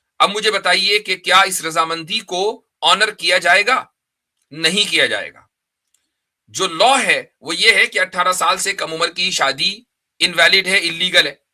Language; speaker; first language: Urdu; native; Urdu